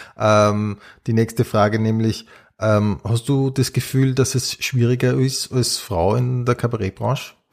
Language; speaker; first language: German; native; German